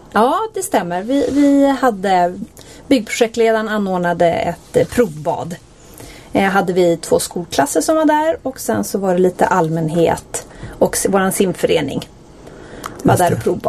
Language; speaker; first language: Swedish; native; Swedish